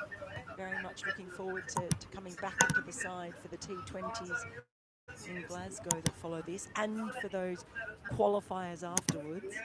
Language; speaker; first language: English; native; English